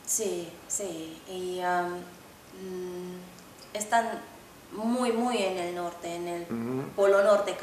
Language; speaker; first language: Spanish; non-native, fluent; Finnish